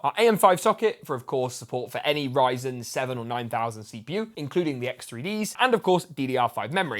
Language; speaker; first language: English; native; English